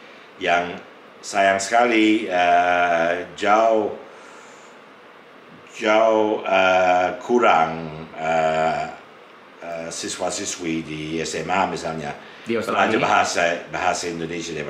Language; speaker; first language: Indonesian; non-native, fluent; English